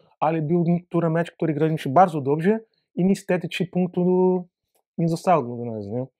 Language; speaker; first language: Polish; non-native, learner; Portuguese